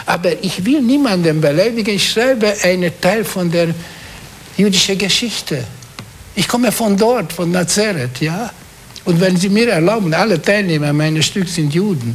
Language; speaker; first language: German; non-native, fluent; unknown